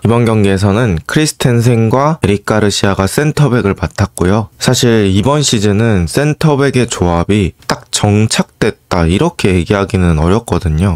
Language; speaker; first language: Korean; native; Korean